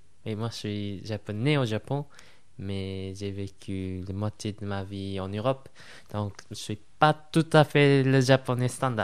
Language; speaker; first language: French; non-native, fluent; Japanese